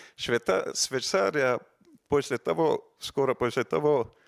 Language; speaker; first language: Russian; non-native, fluent; Estonian